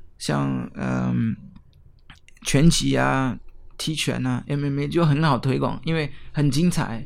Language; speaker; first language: Chinese; non-native, fluent; French